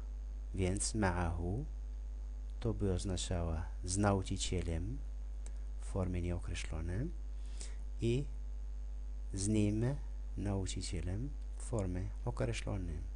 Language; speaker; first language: Polish; non-native, fluent; Arabic